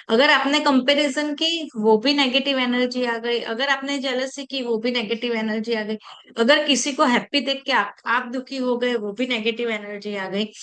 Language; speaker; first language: Hindi; non-native, local second language; Gujarati